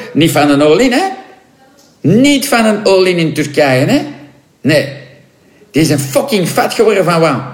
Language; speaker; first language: Dutch; non-native, local second language; French